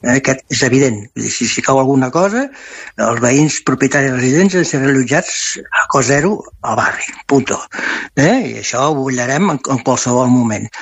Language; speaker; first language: Catalan; native; Catalan